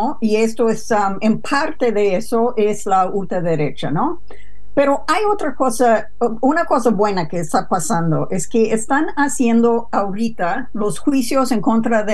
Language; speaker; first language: Spanish; non-native, fluent; English